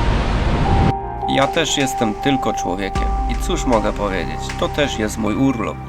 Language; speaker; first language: Polish; native; Polish